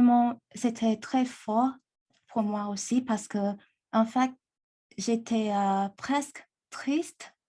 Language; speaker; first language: French; non-native, learner; Chinese